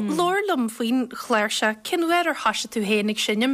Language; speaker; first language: Irish; native; Irish